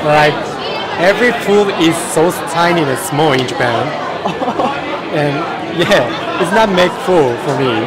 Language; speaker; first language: English; non-native, learner; Japanese